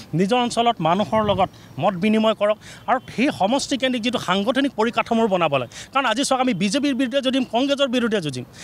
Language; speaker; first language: Assamese; native; Assamese